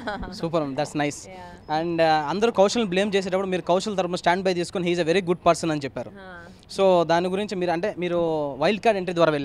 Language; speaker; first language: Telugu; native; Telugu